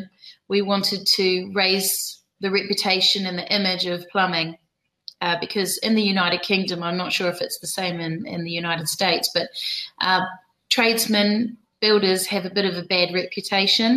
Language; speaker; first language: English; native; English